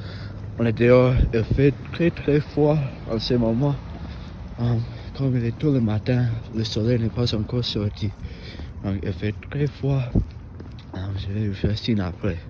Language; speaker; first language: French; non-native, fluent; English